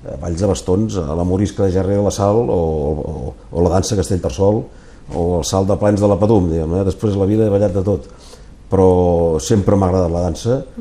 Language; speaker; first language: Catalan; native; Catalan